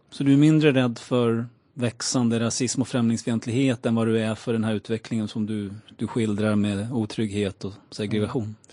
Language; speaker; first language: Swedish; native; Swedish